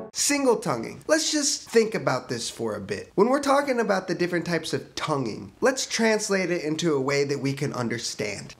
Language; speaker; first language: English; native; English